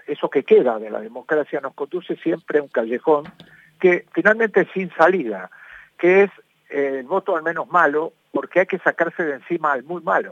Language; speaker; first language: Spanish; native; Spanish